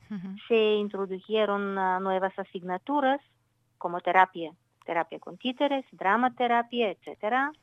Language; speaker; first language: Spanish; non-native, learner; Bulgarian